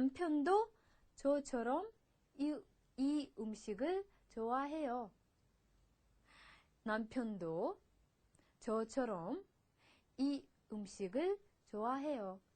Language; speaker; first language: Korean; non-native, fluent; Russian